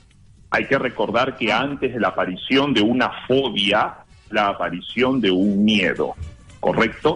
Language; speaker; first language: Spanish; native; Spanish